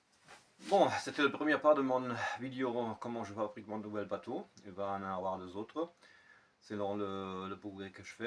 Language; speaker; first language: French; non-native, fluent; German